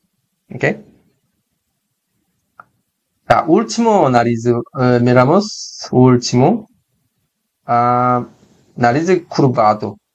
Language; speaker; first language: Spanish; non-native, learner; Korean